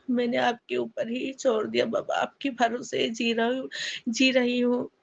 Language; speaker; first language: Hindi; non-native, local second language; Assamese